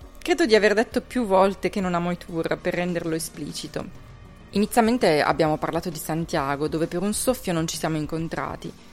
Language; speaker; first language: Italian; native; Italian